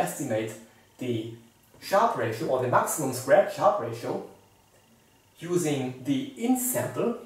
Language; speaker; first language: English; non-native, fluent; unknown